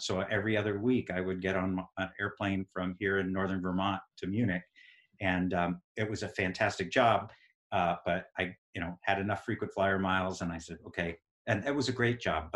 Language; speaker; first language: English; native; English